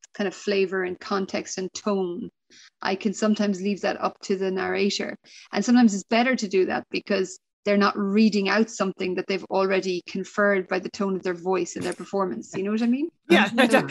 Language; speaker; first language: English; native; English